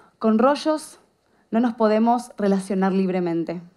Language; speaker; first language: Spanish; native; Spanish